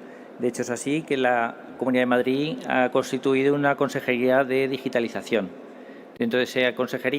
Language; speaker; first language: Spanish; native; Spanish